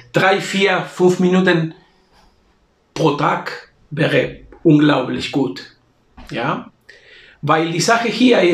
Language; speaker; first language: German; non-native, fluent; Spanish